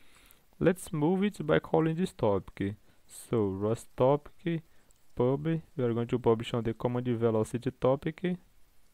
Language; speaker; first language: English; non-native, fluent; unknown